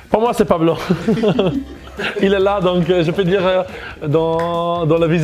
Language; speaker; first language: French; non-native, fluent; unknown